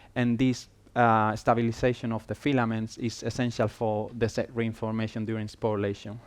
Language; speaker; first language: English; non-native, fluent; Spanish